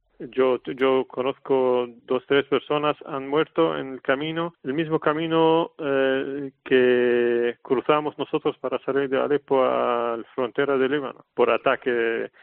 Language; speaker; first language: Spanish; non-native, learner; Arabic